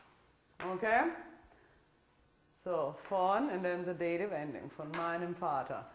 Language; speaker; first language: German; non-native, fluent; Italian